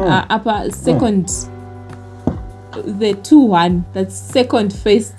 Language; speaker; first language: English; non-native, local second language; Shona